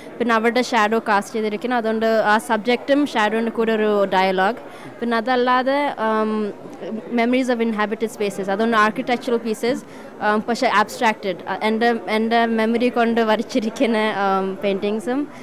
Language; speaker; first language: Malayalam; early bilingual, heritage; Malayalam